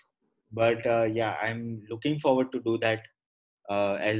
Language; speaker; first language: English; non-native, local second language; Gujarati